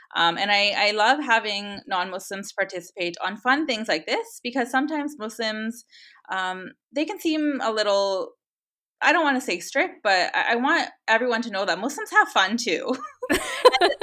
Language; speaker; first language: English; native; English